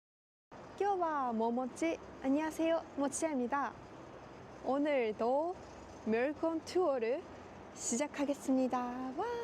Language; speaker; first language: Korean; non-native, fluent; Japanese